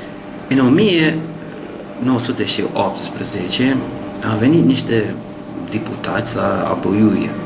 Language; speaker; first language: Romanian; non-native, learner; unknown